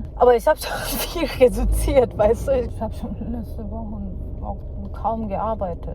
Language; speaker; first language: German; non-native, learner; Korean